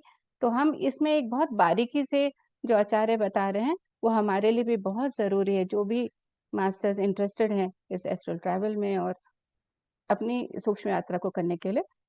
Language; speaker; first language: Hindi; native; Hindi